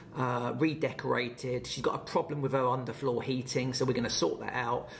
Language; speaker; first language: English; native; English